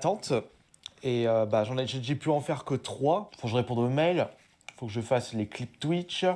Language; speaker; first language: French; native; French